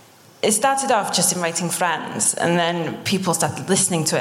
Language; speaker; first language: English; non-native, local second language; Welsh